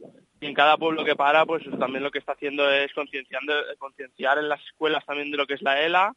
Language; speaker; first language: Spanish; native; Spanish